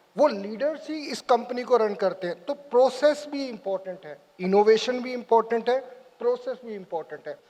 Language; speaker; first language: Hindi; native; Hindi